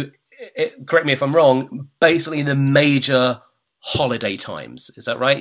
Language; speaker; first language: English; native; English